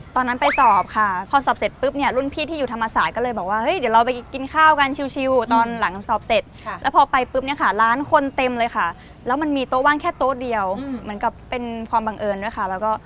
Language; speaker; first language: Thai; native; Thai